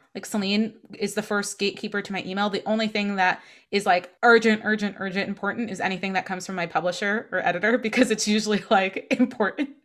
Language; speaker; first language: English; native; English